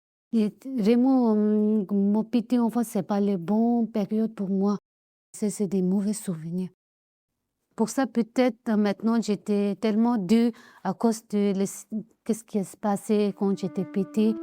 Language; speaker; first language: French; non-native, learner; Tibetan